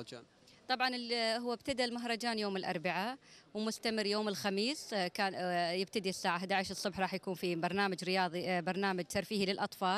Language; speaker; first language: Arabic; native; Arabic